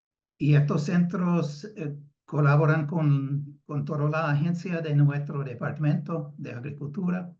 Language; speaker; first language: Spanish; non-native, fluent; English